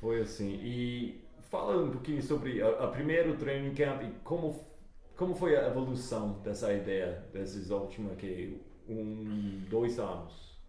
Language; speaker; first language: Portuguese; non-native, fluent; English